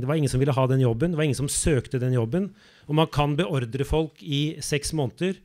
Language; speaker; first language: Norwegian; native; Norwegian